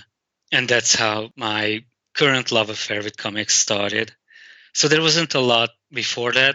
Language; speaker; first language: English; non-native, fluent; Hungarian